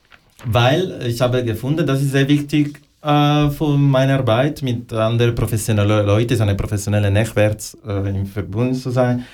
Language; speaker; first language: German; non-native, fluent; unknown